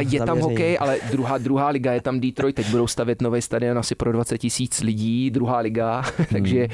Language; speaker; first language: Czech; early bilingual, heritage; Czech